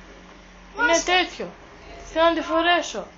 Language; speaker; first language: Greek; native; Greek